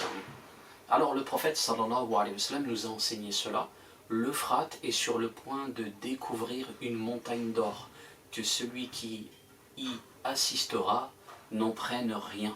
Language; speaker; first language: French; native; French